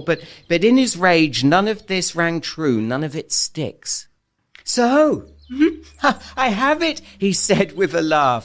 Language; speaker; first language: English; native; English